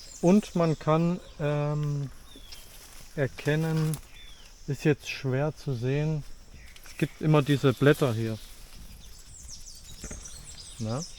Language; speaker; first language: German; native; German